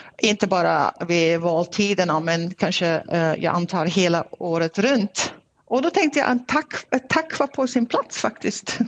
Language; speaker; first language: Swedish; non-native, fluent; Dutch